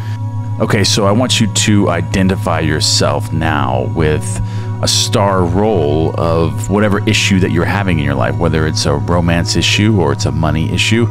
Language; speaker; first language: English; native; English